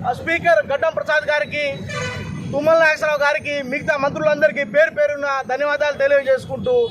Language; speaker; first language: Telugu; non-native, local second language; Lambadi